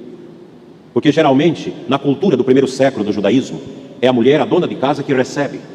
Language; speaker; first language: Portuguese; native; Portuguese